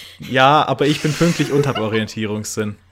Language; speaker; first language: German; native; German